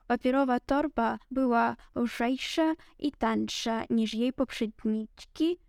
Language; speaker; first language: Polish; non-native, learner; Ukrainian